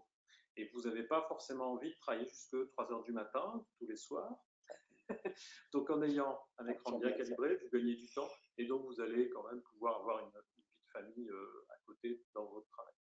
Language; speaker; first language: French; native; French